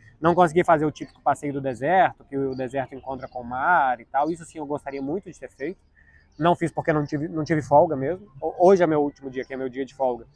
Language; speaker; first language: Portuguese; native; Portuguese